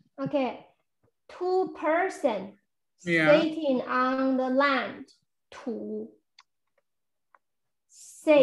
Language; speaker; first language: English; non-native, fluent; Chinese